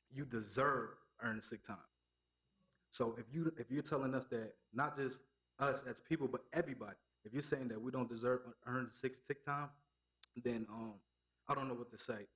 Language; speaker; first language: English; native; English